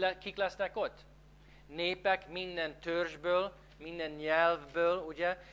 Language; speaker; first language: Hungarian; non-native, fluent; English